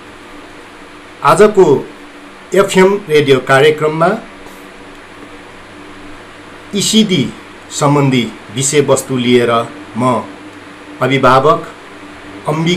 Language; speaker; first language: Nepali; non-native, local second language; Newari